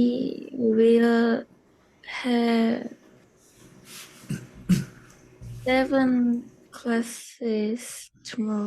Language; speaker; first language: English; non-native, learner; Korean